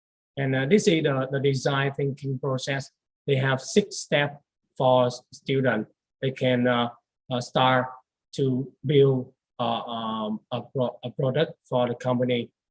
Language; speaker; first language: English; non-native, learner; Vietnamese